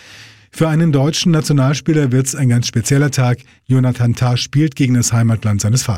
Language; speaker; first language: German; native; German